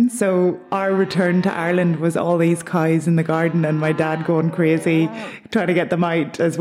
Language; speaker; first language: English; native; English